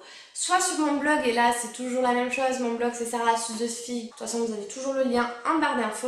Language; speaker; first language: French; native; French